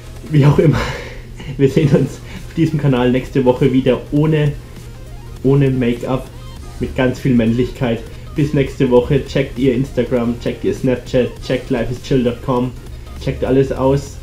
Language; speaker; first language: German; native; German